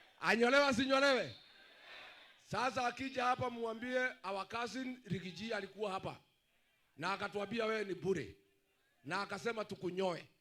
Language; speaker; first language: Swahili; non-native, local second language; Kikuyu